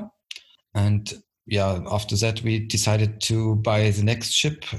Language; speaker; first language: English; non-native, fluent; German